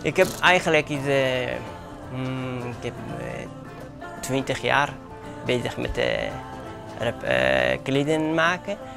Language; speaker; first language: Dutch; non-native, learner; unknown